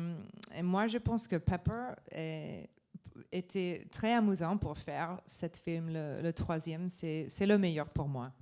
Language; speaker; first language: French; non-native, learner; English